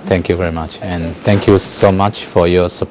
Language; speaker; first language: English; non-native, fluent; Chinese